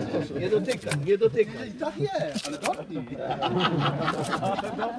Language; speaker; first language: Polish; non-native, learner; Swahili